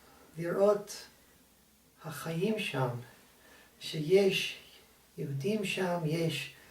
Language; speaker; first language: Hebrew; non-native, fluent; English